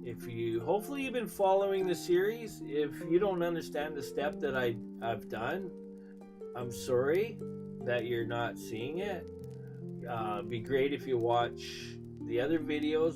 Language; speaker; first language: English; native; English